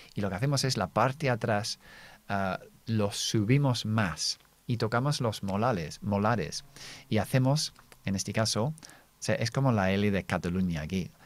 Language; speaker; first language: Spanish; non-native, fluent; English